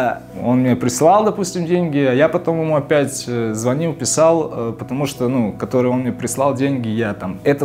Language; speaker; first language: Russian; native; Russian